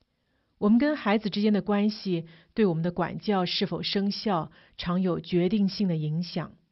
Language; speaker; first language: Chinese; native; Chinese